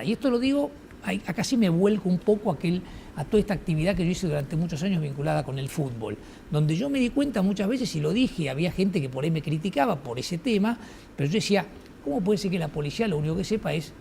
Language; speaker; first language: Spanish; native; Spanish